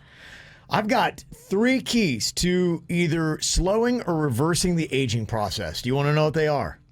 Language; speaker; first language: English; native; English